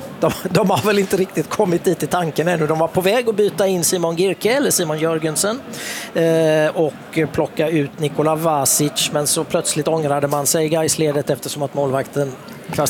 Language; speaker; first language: Swedish; native; Swedish